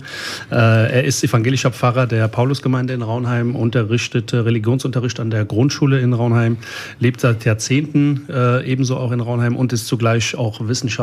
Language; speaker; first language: German; early bilingual, other home language; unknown